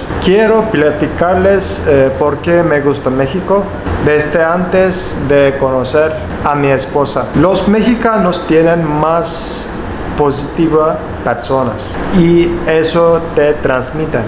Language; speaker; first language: Spanish; non-native, learner; Turkish